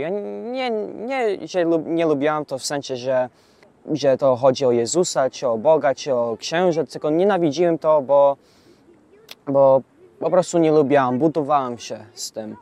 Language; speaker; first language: Polish; early bilingual, heritage; English